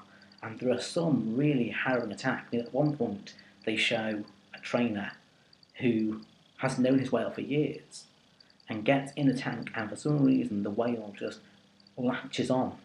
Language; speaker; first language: English; native; English